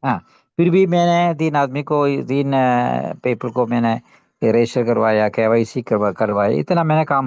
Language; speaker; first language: Hindi; non-native, local second language; Malayalam